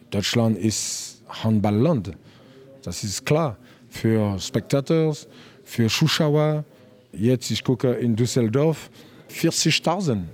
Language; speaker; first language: German; non-native, learner; French